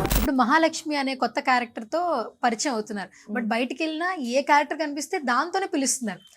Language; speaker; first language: Telugu; native; Telugu